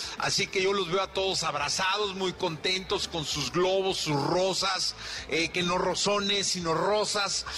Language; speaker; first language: Spanish; native; Spanish